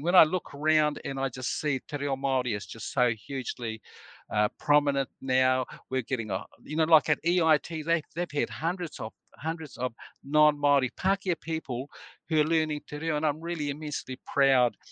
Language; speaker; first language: English; native; English